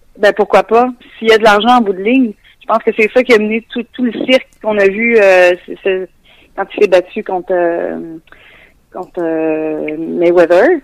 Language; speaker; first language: French; native; French